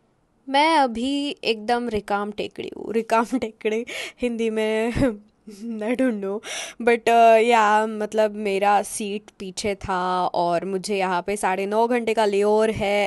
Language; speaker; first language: Hindi; non-native, local second language; Marathi